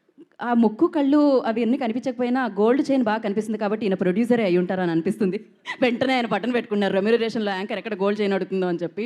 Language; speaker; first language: Telugu; native; Telugu